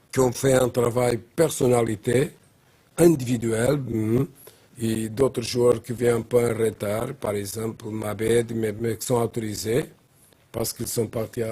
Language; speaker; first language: French; non-native, learner; Portuguese